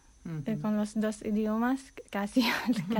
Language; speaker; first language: Spanish; non-native, fluent; Armenian